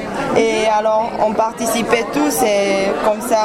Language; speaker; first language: French; non-native, learner; Serbian